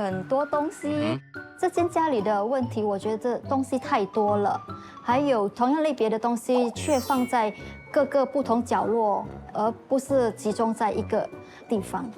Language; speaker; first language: Chinese; native; Chinese